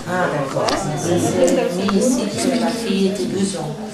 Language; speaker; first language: French; non-native, learner; Dutch